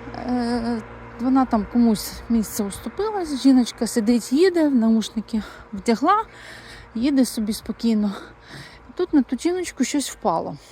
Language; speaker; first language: Ukrainian; non-native, local second language; Russian